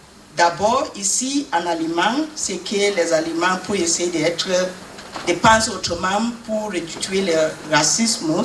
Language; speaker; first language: French; non-native, fluent; English